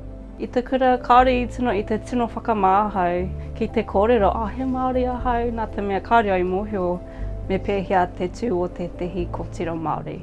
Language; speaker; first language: Māori; non-native, local second language; English